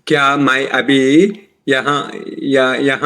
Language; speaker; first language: Hindi; non-native, learner; Telugu